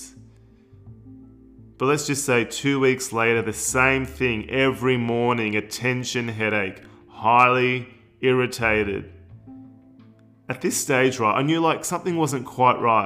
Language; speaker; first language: English; native; English